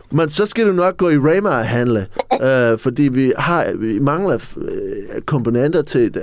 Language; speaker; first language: Danish; non-native, fluent; English